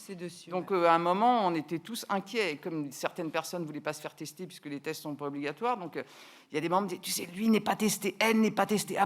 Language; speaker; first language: French; native; French